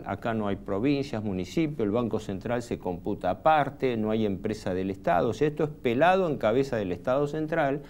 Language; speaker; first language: Spanish; native; Spanish